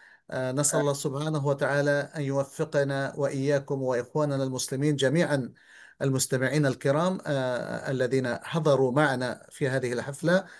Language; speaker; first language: Arabic; non-native, fluent; Bangla